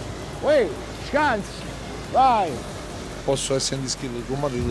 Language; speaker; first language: Italian; native; Italian